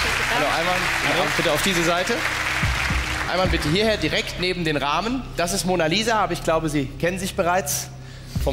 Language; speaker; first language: German; native; German